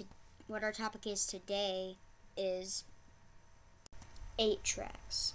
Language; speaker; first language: English; native; English